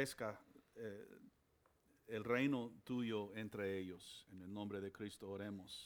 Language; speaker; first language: Spanish; non-native, learner; English